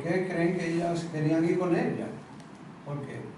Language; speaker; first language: Spanish; native; Spanish